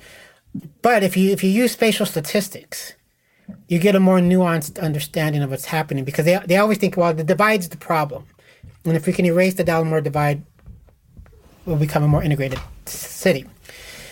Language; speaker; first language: English; native; English